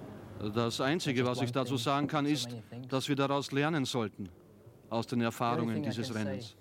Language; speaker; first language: German; native; German